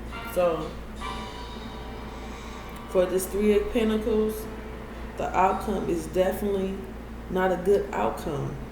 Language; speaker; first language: English; native; English